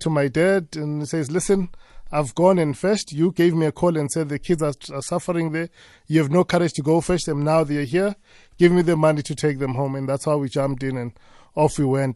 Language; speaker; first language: English; non-native, local second language; Zulu